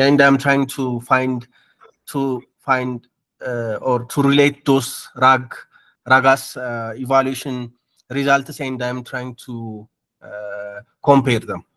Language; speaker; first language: English; non-native, learner; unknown